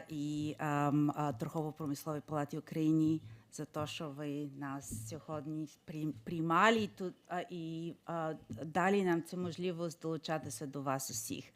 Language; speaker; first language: Ukrainian; non-native, fluent; English